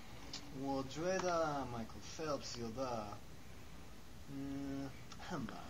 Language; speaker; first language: Chinese; non-native, learner; English